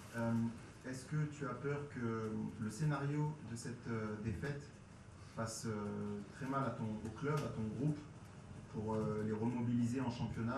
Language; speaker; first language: French; native; French